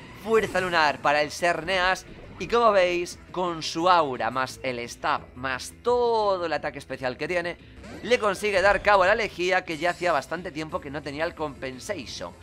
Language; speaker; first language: Spanish; native; Spanish